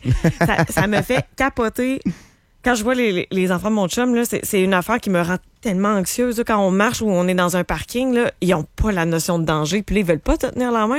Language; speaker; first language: French; native; French